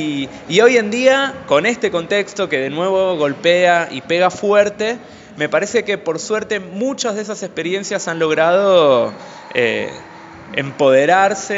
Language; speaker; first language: Spanish; native; Spanish